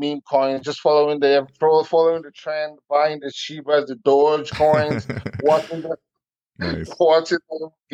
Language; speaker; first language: English; non-native, local second language; Igbo